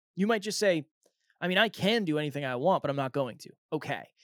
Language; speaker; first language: English; native; English